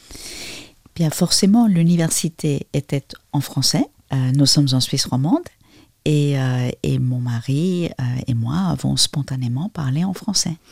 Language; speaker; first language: French; non-native, fluent; Spanish